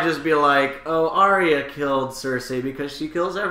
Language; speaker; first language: English; native; English